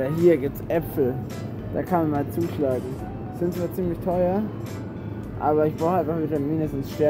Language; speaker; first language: German; native; German